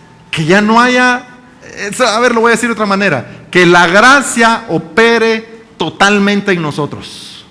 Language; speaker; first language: Spanish; native; Spanish